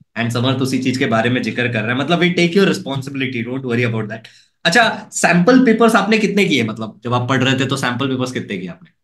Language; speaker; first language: Hindi; native; Hindi